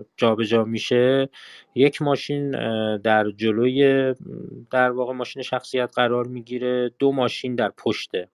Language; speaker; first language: Persian; native; Persian